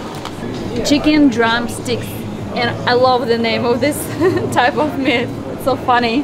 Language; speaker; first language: English; non-native, fluent; Russian